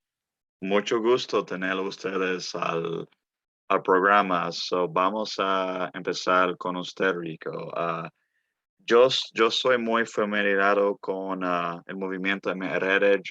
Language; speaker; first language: Spanish; early bilingual, heritage; Spanish